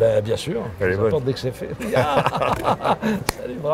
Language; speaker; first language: French; native; French